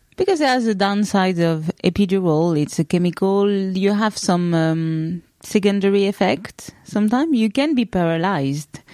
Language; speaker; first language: English; non-native, fluent; French